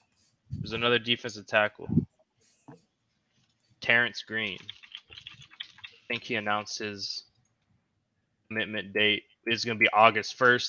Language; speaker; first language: English; native; English